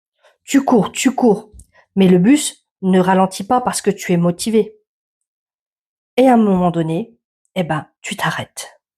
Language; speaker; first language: French; native; French